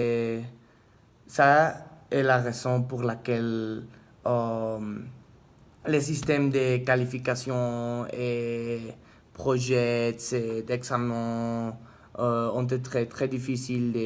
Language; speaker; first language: French; non-native, learner; Spanish